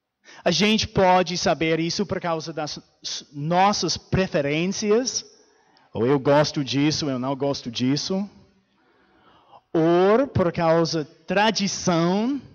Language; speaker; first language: Portuguese; non-native, fluent; English